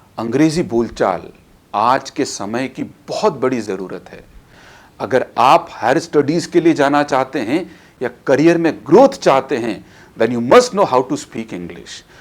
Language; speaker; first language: Hindi; native; Hindi